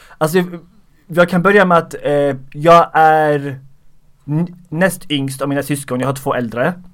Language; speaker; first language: Swedish; early bilingual, other home language; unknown